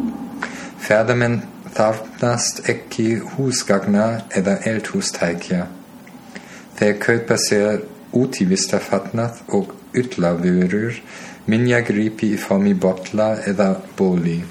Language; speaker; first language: Icelandic; non-native, learner; German